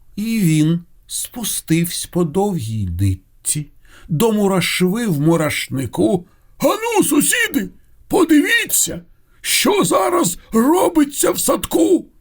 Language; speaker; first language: Ukrainian; non-native, local second language; Russian